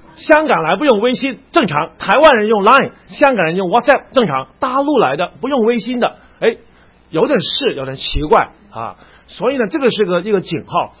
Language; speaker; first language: Chinese; non-native, local second language; Cantonese